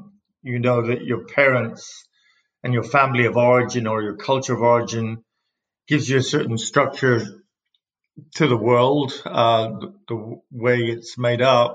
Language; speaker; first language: English; native; English